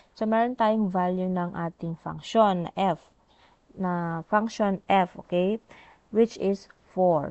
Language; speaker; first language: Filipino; native; Filipino